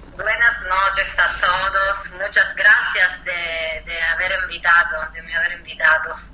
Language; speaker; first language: Spanish; non-native, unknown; Italian